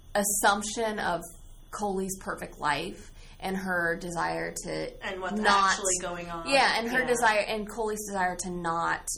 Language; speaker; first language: English; native; English